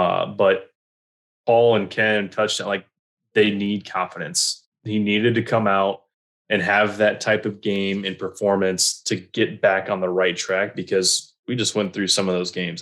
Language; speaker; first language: English; native; English